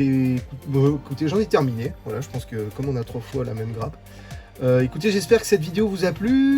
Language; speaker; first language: French; native; French